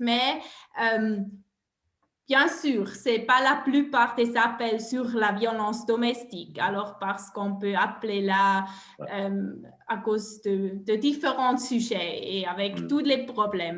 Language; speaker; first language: French; non-native, local second language; German